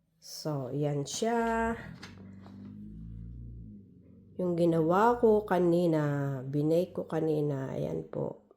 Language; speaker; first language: Filipino; native; Filipino